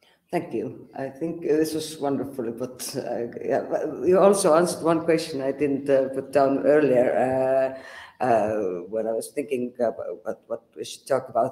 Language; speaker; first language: English; non-native, fluent; Estonian